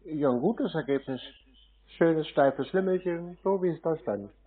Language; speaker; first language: German; native; German